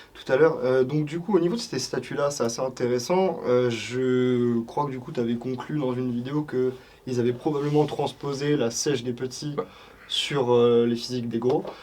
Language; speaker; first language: French; native; French